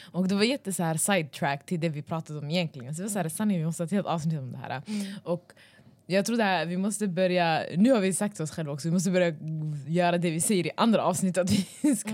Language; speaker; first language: Swedish; early bilingual, other home language; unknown